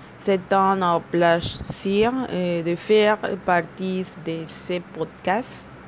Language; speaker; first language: French; non-native, learner; Spanish